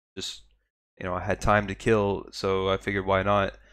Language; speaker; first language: English; native; English